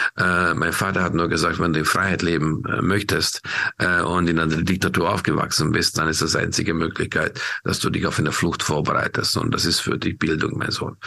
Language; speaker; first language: German; non-native, fluent; Hungarian